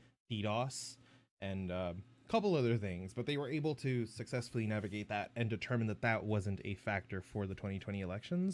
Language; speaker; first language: English; native; English